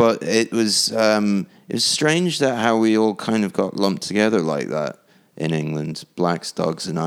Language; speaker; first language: English; native; English